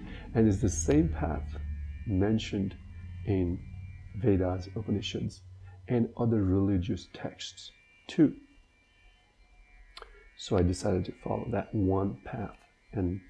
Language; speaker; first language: English; non-native, local second language; Hindi